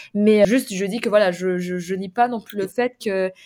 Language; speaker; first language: French; non-native, fluent; Arabic